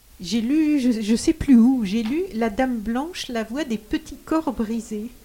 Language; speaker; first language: French; native; French